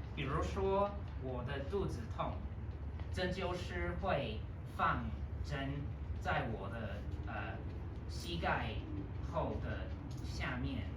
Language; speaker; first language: Chinese; non-native, learner; English